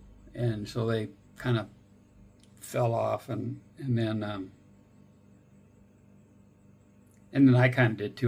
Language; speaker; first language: English; native; English